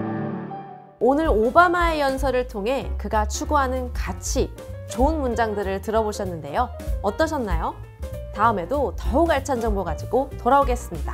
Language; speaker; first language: Korean; native; Korean